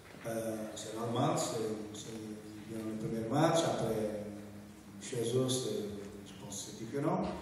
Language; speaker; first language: French; non-native, fluent; Portuguese